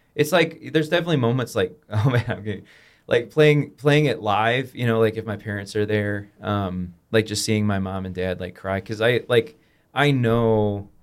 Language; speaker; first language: English; native; English